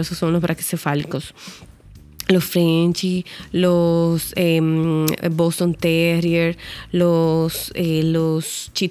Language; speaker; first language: Spanish; native; Spanish